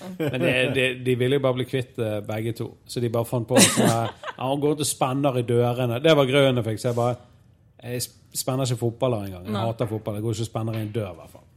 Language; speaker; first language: Norwegian; native; Norwegian